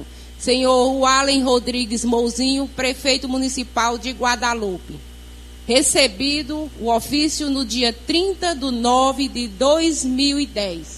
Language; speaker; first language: Portuguese; native; Portuguese